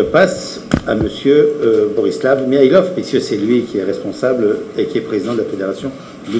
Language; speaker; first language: French; native; French